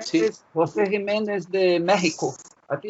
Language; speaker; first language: Spanish; non-native, fluent; Portuguese